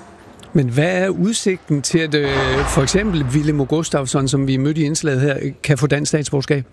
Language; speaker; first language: Danish; native; Danish